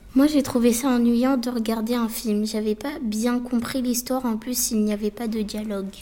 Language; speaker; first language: French; native; French